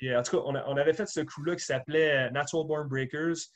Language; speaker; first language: French; native; French